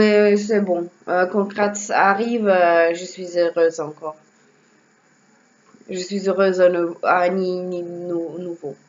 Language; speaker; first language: French; non-native, learner; Russian